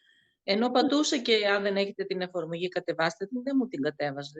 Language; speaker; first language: Greek; native; Greek